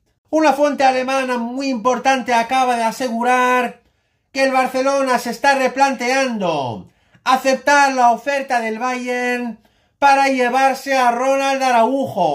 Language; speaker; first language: Spanish; native; Spanish